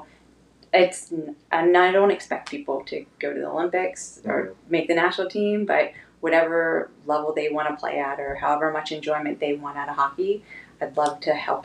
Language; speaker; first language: English; native; English